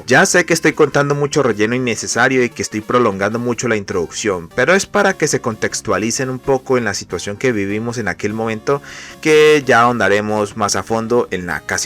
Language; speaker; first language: Spanish; native; Spanish